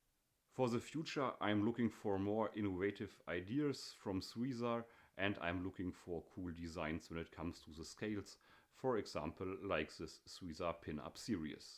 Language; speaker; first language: English; non-native, fluent; German